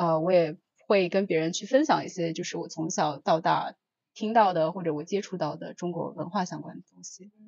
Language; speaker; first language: Chinese; early bilingual, heritage; Chinese